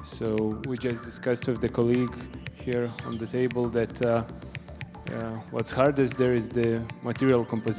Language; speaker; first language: English; non-native, fluent; Lithuanian